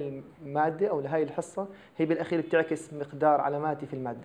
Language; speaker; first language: Arabic; native; Arabic